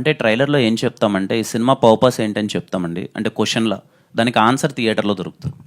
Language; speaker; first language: Telugu; native; Telugu